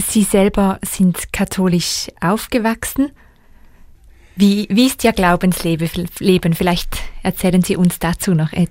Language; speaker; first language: German; native; German